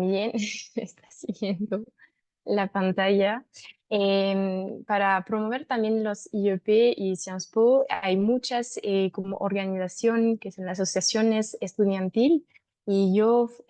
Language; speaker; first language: Spanish; non-native, fluent; French